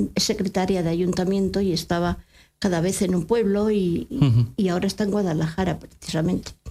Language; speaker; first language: Spanish; native; Spanish